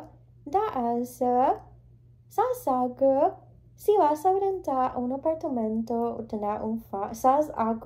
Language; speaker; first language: Spanish; early bilingual, heritage; English